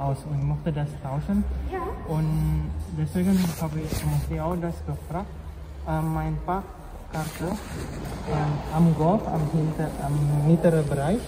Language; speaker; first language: German; non-native, learner; Indonesian